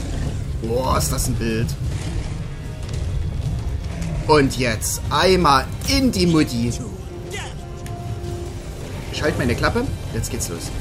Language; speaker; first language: German; native; German